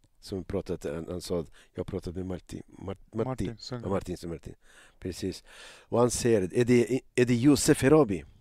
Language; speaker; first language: Swedish; non-native, learner; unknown